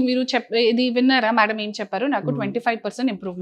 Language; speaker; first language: Telugu; non-native, local second language; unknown